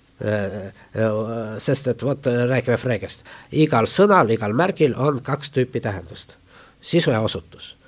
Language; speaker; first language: Estonian; non-native, local second language; Russian